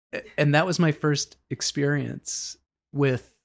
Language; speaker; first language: English; native; English